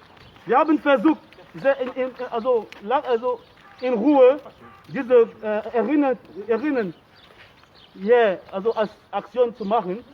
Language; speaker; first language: German; non-native, learner; French